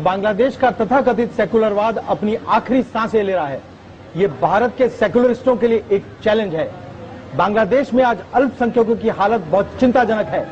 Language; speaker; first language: Hindi; native; Hindi